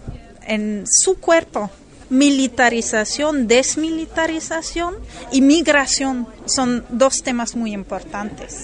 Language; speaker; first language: Spanish; non-native, fluent; German